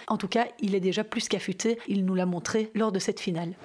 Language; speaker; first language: French; native; French